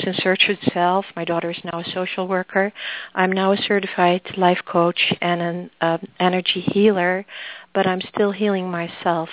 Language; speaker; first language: English; non-native, fluent; Dutch